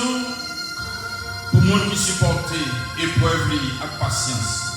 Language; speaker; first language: French; non-native, local second language; Haitian Creole